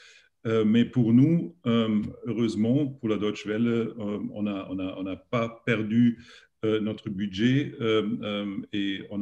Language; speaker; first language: French; non-native, learner; German